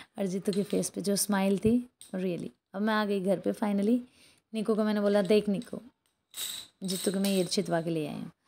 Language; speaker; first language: Hindi; native; Hindi